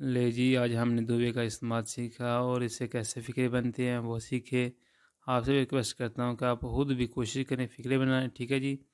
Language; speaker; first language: Urdu; non-native, local second language; Punjabi